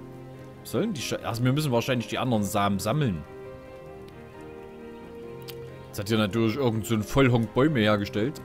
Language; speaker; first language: German; native; German